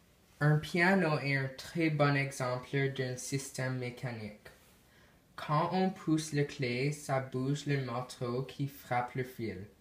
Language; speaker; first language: French; non-native, learner; English